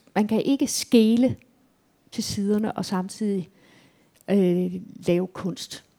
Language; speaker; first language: Danish; native; Danish